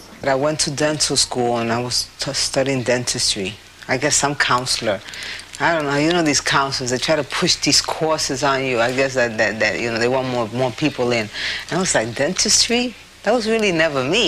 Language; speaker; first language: English; early bilingual, other home language; Spanish